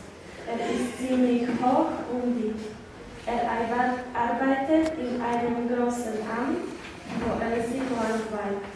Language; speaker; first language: German; non-native, learner; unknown